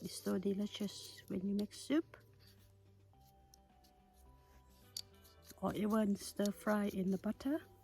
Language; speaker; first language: English; non-native, learner; Thai